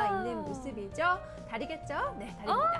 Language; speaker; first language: Korean; native; Korean